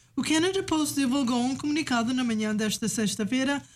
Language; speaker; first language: Portuguese; native; Portuguese